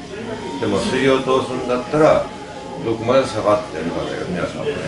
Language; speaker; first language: Japanese; native; Japanese